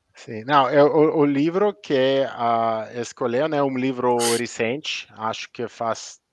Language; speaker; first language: Portuguese; non-native, fluent; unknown